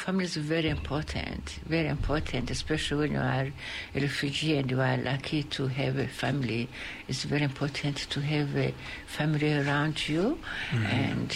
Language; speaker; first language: English; non-native, local second language; Kinyarwanda